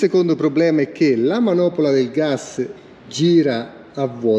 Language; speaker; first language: Italian; native; Italian